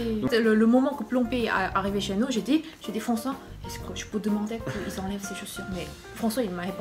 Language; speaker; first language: French; non-native, fluent; Korean